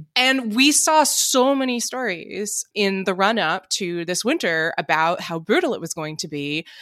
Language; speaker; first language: English; native; English